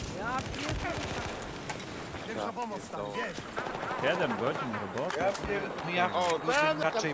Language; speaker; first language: Polish; native; Polish